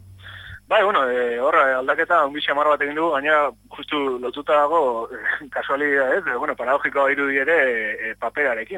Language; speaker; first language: Basque; native; Basque